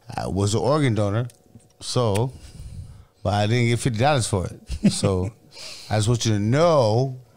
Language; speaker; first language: English; native; English